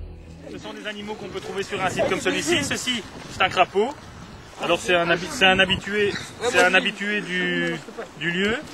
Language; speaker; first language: French; native; French